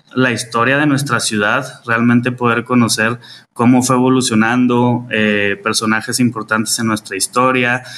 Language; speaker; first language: Spanish; native; Spanish